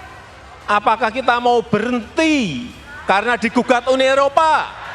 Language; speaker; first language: Indonesian; native; Indonesian